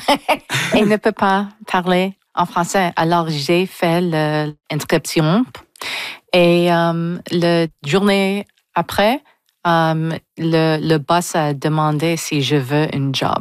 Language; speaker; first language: French; non-native, local second language; English